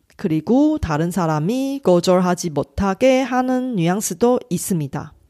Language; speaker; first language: Korean; non-native, fluent; Chinese